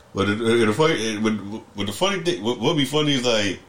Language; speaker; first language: English; native; English